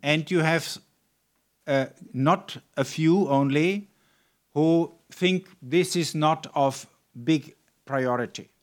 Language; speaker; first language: English; non-native, fluent; German